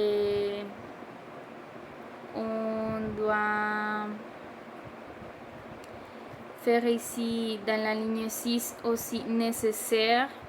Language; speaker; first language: French; non-native, learner; Spanish